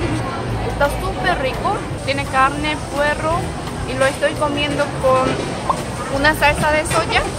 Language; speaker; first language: Spanish; non-native, fluent; Korean